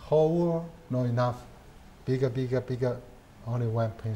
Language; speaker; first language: English; non-native, learner; Chinese